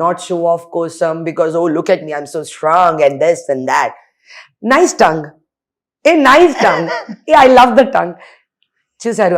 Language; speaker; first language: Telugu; non-native, local second language; Hindi